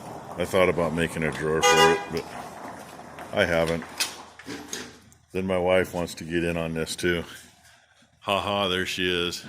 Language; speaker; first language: English; native; English